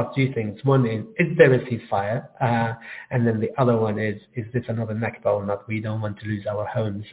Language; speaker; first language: English; non-native, fluent; Arabic